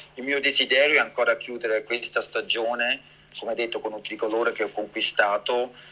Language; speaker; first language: Italian; early bilingual, heritage; Italian